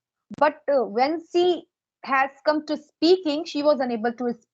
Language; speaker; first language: English; non-native, local second language; Hindi